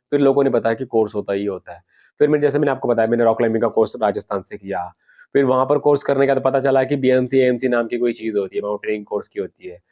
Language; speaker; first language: Hindi; non-native, local second language; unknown